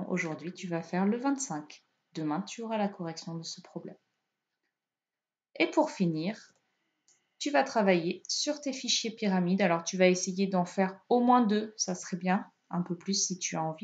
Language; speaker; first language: French; native; French